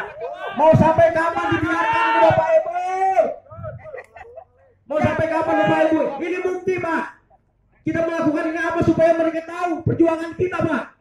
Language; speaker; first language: Indonesian; native; Indonesian